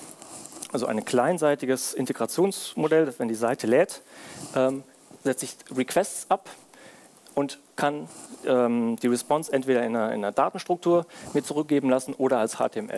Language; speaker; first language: German; native; German